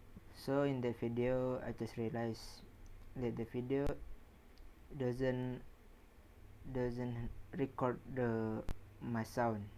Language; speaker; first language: English; non-native, learner; Indonesian